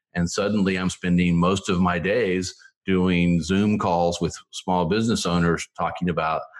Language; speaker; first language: English; native; English